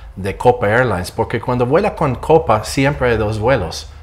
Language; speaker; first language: Spanish; non-native, fluent; English